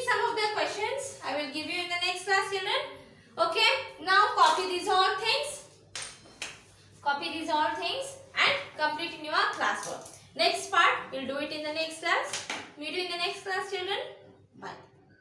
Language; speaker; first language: English; non-native, local second language; Kannada